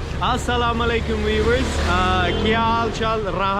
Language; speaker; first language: Hindi; non-native, learner; Turkish